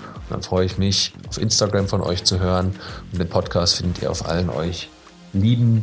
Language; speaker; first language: German; native; German